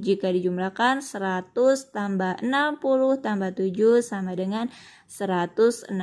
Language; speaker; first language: Indonesian; native; Indonesian